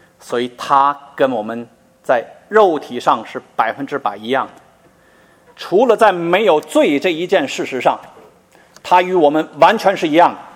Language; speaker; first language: Chinese; native; Chinese